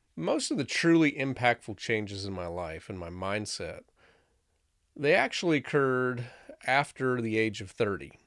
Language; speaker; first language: English; native; English